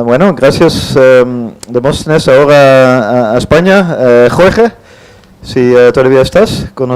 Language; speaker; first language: Spanish; non-native, fluent; Dutch